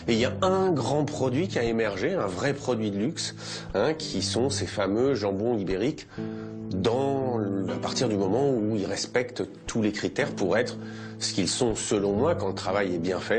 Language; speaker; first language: French; native; French